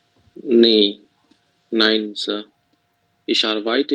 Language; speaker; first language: German; non-native, learner; Bangla